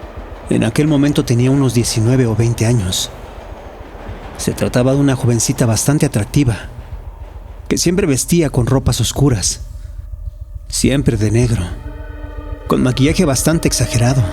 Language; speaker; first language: Spanish; native; Spanish